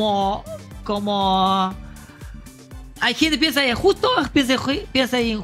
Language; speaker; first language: Spanish; non-native, learner; Chinese